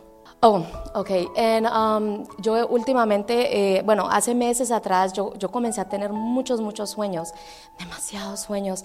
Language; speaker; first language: Spanish; native; Spanish